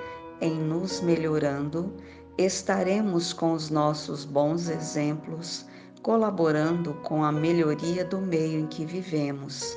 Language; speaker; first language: Portuguese; native; Portuguese